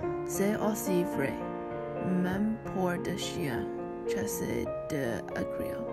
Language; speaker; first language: French; non-native, learner; English